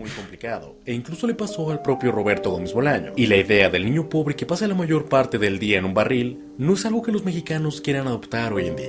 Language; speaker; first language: Spanish; native; Spanish